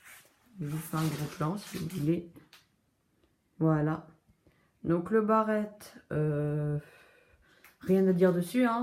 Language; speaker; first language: French; native; French